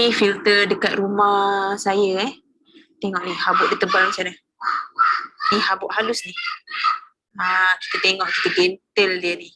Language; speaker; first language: Malay; native; Malay